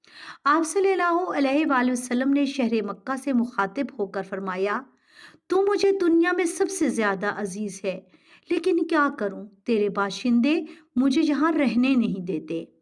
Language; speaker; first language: Urdu; native; Urdu